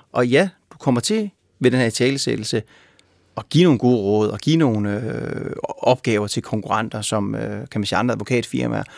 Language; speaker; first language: Danish; native; Danish